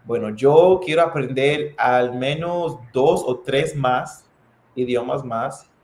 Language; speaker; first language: Spanish; non-native, fluent; English